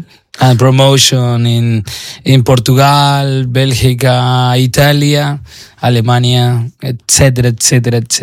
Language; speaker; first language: English; non-native, learner; Spanish